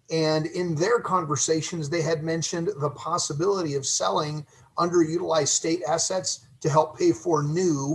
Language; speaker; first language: English; native; English